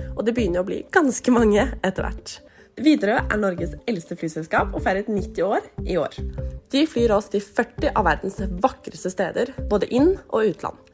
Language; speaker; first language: Norwegian; native; Norwegian